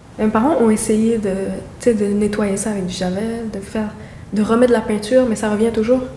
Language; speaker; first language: French; native; French